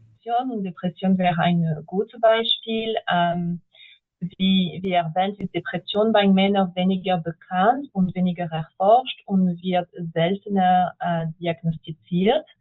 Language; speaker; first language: German; non-native, fluent; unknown